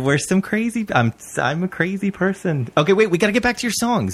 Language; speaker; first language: English; native; English